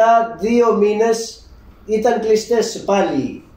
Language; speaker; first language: Greek; non-native, learner; Urdu